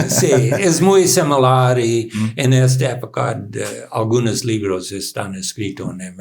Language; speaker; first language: Spanish; non-native, learner; English